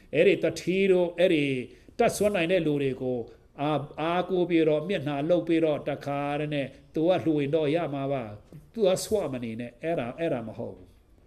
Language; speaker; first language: Burmese; non-native, local second language; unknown